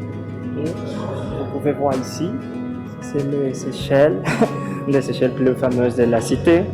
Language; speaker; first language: French; non-native, learner; Spanish